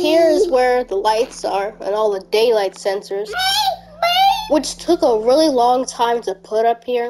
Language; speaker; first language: English; native; English